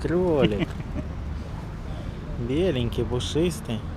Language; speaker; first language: Russian; native; Russian